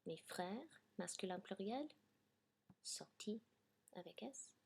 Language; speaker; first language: French; non-native, fluent; English